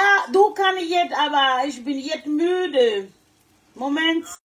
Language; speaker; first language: German; non-native, learner; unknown